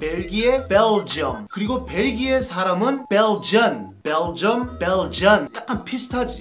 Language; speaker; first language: Korean; non-native, fluent; English